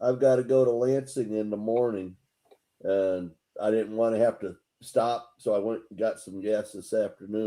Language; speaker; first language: English; native; English